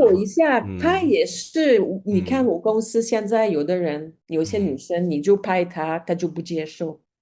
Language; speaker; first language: Chinese; non-native, fluent; Spanish